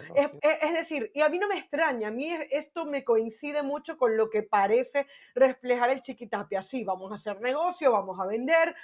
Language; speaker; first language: Spanish; native; Spanish